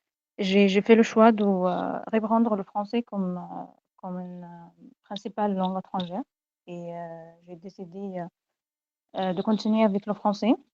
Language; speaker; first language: French; non-native, fluent; Arabic